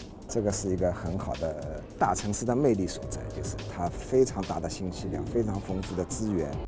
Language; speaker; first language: Chinese; native; Chinese